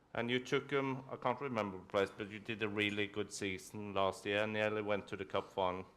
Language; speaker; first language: English; non-native, fluent; Norwegian